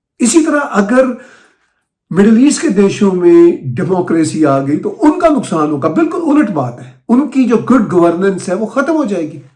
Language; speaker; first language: Urdu; non-native, local second language; Punjabi